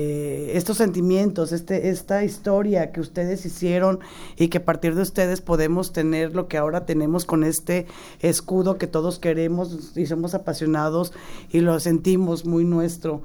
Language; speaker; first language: Spanish; native; Spanish